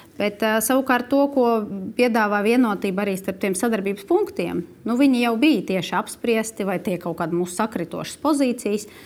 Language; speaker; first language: Latvian; non-native, local second language; Russian